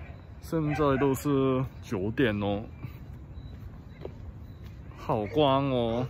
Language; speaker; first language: Chinese; non-native, learner; English